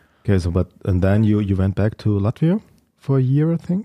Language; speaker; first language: English; non-native, fluent; German